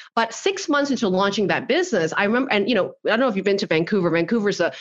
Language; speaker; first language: English; early bilingual, other home language; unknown